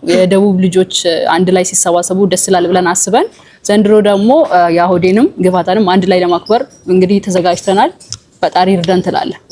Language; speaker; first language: Amharic; non-native, local second language; Hadiyya